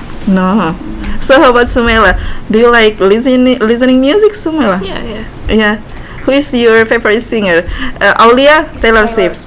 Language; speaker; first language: English; non-native, learner; Indonesian